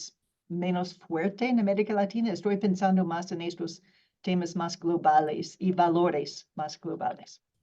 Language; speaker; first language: Spanish; non-native, fluent; English